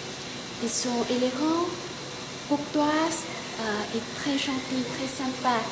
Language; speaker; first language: French; non-native, fluent; Vietnamese